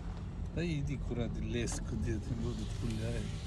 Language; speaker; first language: Russian; non-native, learner; Turkish